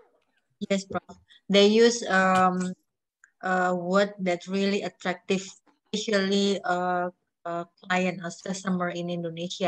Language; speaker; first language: English; non-native, learner; Indonesian